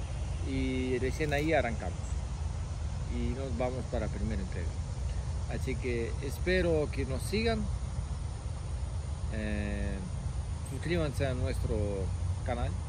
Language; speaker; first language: Spanish; native; Spanish